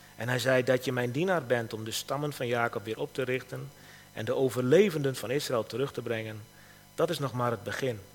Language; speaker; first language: Dutch; native; Dutch